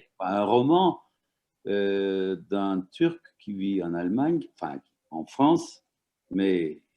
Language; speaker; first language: French; non-native, fluent; Turkish